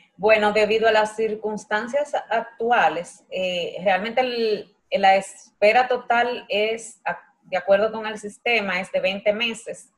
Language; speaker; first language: Spanish; native; Spanish